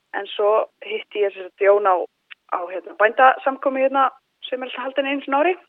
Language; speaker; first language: Icelandic; native; Icelandic